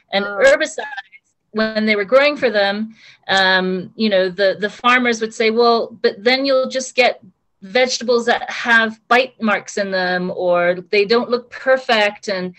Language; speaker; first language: English; native; English